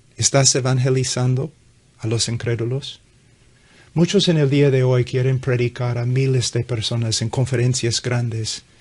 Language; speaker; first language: Spanish; non-native, fluent; English